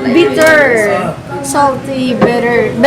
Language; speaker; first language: English; non-native, learner; Indonesian